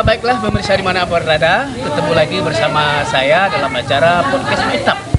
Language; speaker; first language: Indonesian; non-native, local second language; Minangkabau